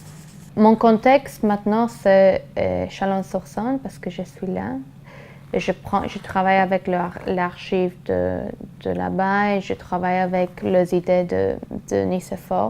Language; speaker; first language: French; non-native, learner; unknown